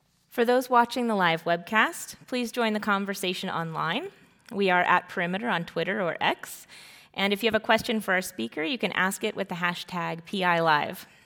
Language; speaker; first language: English; native; English